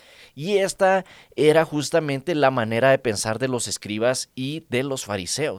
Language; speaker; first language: Spanish; native; Spanish